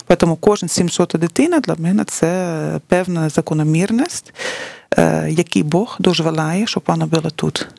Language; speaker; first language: Ukrainian; non-native, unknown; Dutch